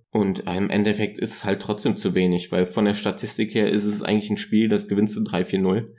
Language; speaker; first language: German; native; German